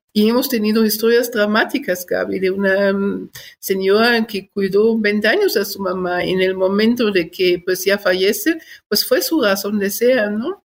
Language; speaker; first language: Spanish; non-native, fluent; German